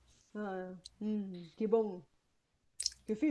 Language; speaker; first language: Portuguese; non-native, fluent; Bulgarian